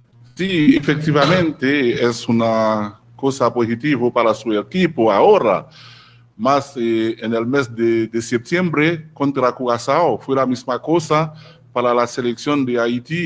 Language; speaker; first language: Spanish; non-native, learner; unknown